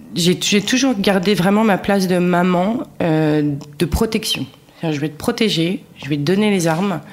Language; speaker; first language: French; native; French